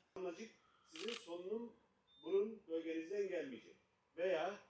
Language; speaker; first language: Turkish; native; Turkish